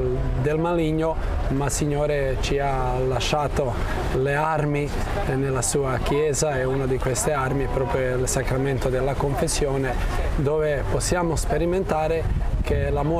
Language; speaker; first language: Italian; non-native, fluent; Croatian